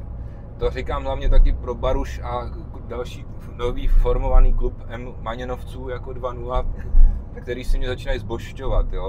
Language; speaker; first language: Czech; native; Czech